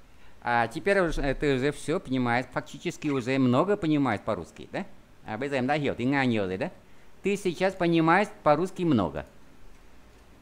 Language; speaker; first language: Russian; non-native, fluent; Vietnamese